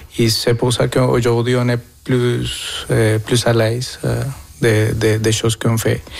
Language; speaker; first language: French; non-native, fluent; Spanish